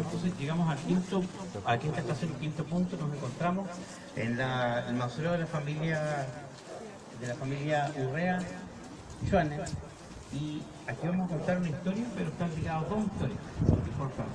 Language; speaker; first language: Spanish; native; Spanish